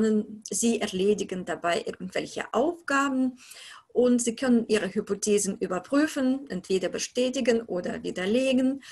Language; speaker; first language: German; non-native, fluent; Russian